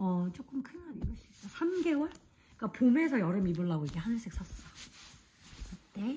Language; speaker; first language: Korean; early bilingual, heritage; Korean